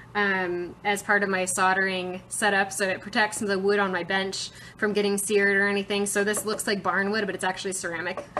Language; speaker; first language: English; native; English